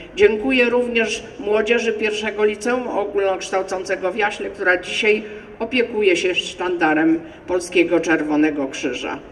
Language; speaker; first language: Polish; native; Polish